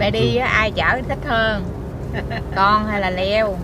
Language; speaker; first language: Vietnamese; native; Vietnamese